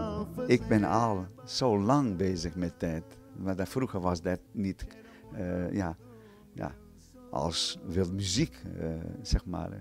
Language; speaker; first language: Dutch; non-native, fluent; Portuguese